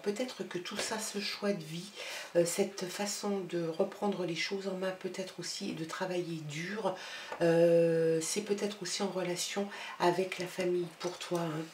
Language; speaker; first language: French; native; French